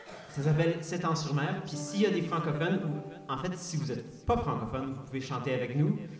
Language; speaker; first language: French; non-native, local second language; English